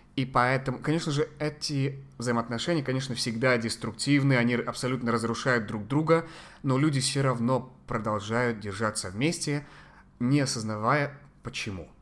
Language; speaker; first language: Russian; non-native, fluent; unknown